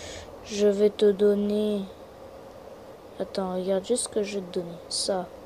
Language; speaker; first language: French; native; French